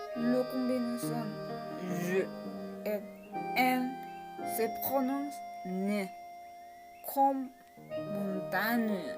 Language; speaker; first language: French; non-native, learner; Spanish